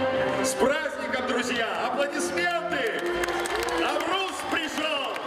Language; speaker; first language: Russian; native; Russian